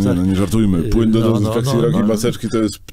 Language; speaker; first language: Polish; native; Polish